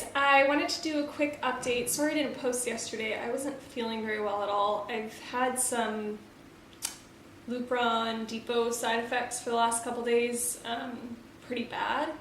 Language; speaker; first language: English; native; English